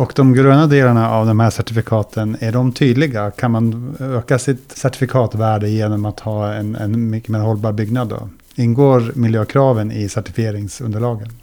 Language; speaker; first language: Swedish; native; Swedish